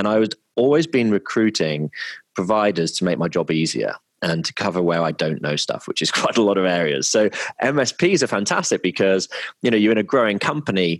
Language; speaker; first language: English; native; English